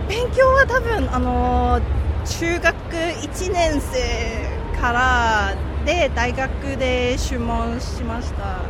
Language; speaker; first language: Japanese; non-native, learner; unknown